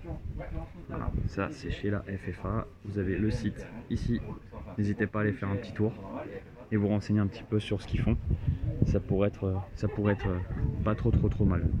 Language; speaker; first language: French; native; French